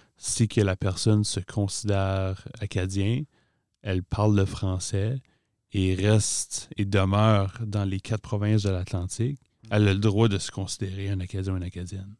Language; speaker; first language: French; native; French